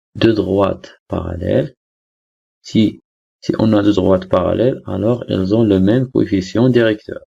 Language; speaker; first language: French; non-native, local second language; Arabic